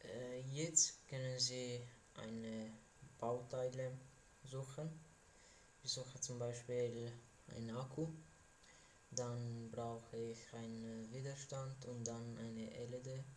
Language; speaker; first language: German; non-native, learner; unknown